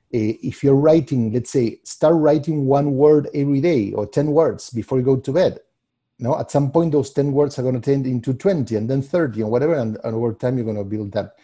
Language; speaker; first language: English; non-native, fluent; Spanish